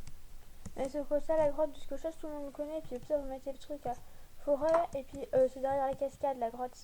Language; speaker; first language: French; native; French